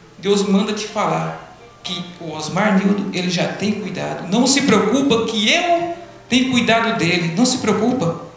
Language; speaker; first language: Portuguese; native; Portuguese